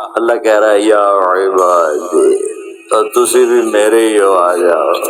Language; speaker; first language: Urdu; non-native, local second language; Punjabi